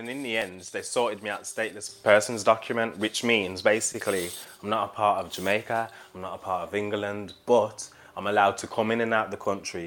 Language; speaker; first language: English; native; English